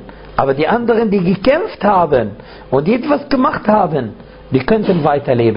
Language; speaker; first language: German; non-native, fluent; Arabic